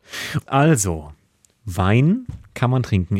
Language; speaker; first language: German; native; German